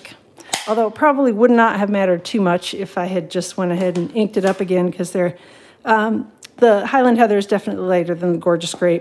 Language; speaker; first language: English; native; English